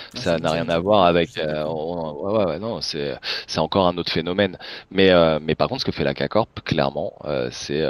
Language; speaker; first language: French; native; French